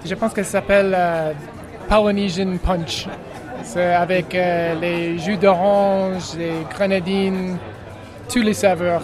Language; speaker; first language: French; non-native, fluent; English